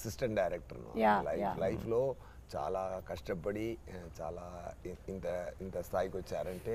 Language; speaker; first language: Telugu; non-native, learner; Tamil